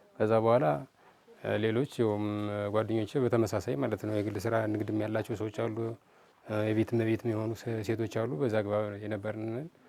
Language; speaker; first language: Amharic; native; Amharic